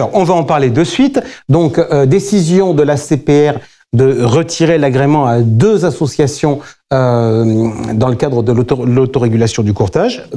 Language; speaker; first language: French; native; French